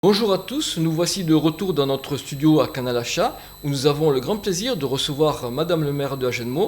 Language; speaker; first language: French; native; French